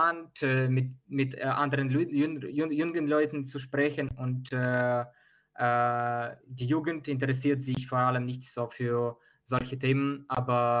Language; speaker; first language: German; non-native, fluent; Ukrainian